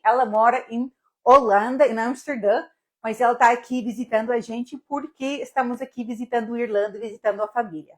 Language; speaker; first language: Portuguese; non-native, fluent; English